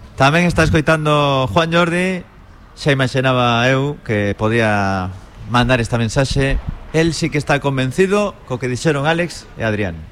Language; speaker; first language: Galician; native; Galician